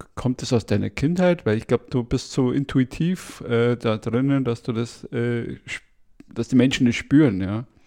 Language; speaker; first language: German; native; German